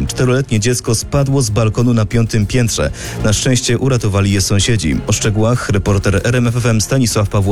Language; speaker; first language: Polish; native; Polish